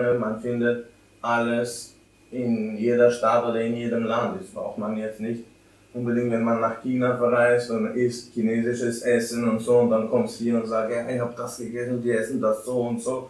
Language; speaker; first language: German; non-native, fluent; Albanian